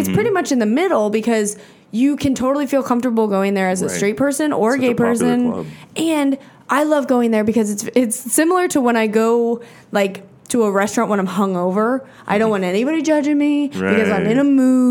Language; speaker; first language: English; native; English